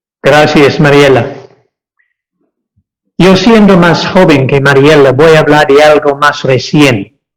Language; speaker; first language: Spanish; non-native, fluent; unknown